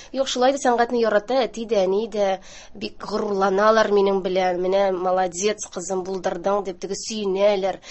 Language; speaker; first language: Tatar; native; Tatar